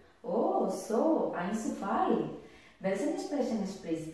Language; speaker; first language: German; non-native, learner; Spanish